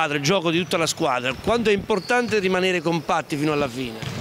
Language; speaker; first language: Italian; native; Italian